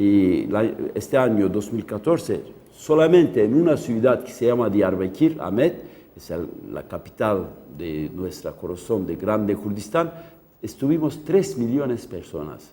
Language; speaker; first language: Spanish; non-native, local second language; Kurdish